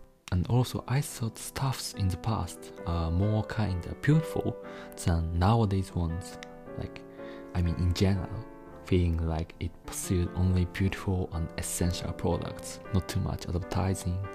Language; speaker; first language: English; non-native, fluent; Japanese